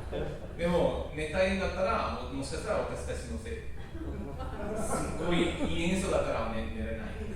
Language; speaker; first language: Japanese; non-native, learner; English